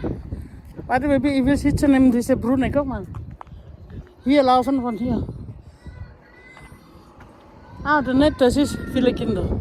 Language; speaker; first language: German; non-native, learner; Indonesian